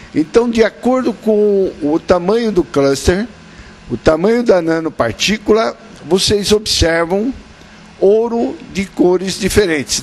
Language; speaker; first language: Portuguese; native; Portuguese